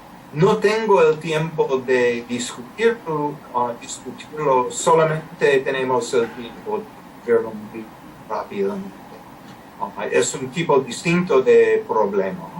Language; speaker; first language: Spanish; non-native, learner; English